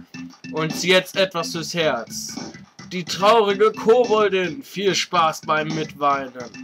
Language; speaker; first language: German; native; German